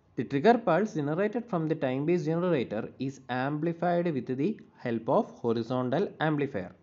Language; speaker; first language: English; non-native, local second language; Malayalam